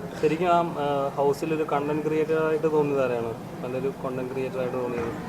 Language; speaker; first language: Malayalam; native; Malayalam